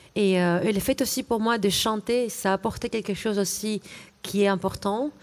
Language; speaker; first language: French; early bilingual, other home language; Spanish